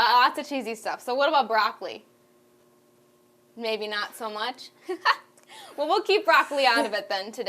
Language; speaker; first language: English; native; English